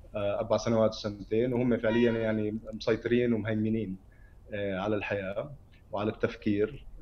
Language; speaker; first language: Arabic; native; Arabic